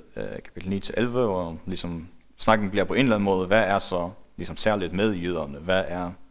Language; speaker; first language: Danish; non-native, local second language; Faroese